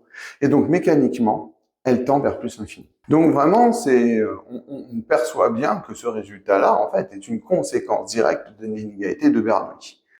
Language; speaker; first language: French; native; French